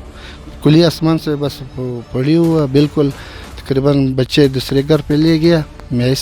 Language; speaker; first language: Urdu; non-native, local second language; Pashto